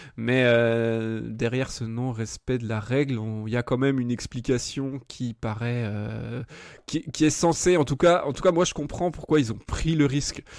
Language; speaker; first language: French; native; French